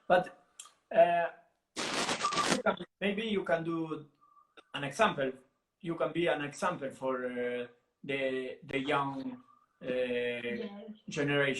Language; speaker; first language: English; non-native, learner; Italian